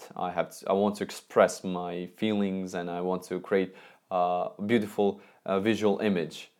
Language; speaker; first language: English; non-native, fluent; Russian